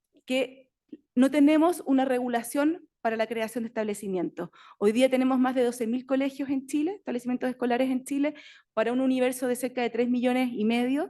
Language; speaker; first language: Spanish; native; Spanish